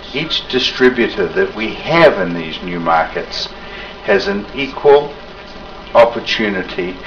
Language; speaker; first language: English; native; English